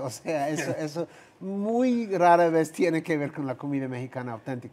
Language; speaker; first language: Spanish; non-native, fluent; English